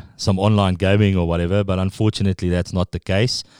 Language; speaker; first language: English; non-native, local second language; Afrikaans